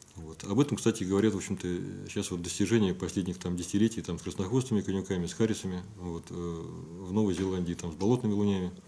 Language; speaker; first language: Russian; native; Russian